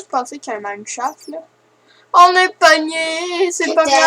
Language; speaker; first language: French; native; French